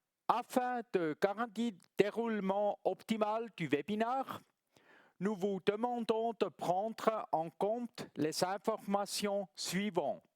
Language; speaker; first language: French; non-native, local second language; German